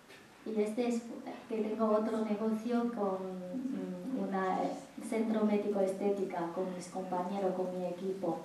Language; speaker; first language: Spanish; non-native, learner; Chinese